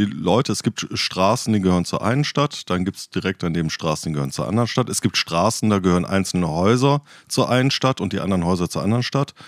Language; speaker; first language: German; native; German